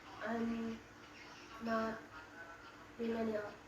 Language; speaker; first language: English; non-native, learner; Indonesian